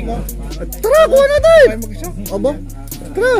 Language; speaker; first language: Filipino; native; Filipino